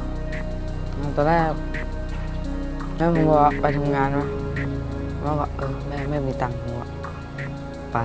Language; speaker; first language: Thai; non-native, fluent; Khmer